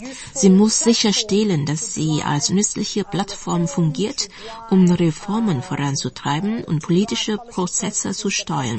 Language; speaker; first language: German; non-native, fluent; Vietnamese